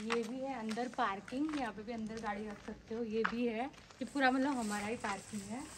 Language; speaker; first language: Hindi; non-native, local second language; Gujarati